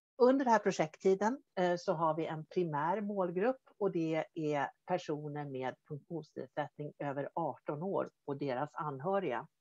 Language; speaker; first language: Swedish; native; Swedish